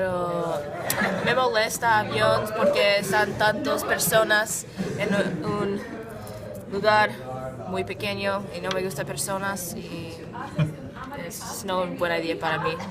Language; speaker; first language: Spanish; non-native, learner; English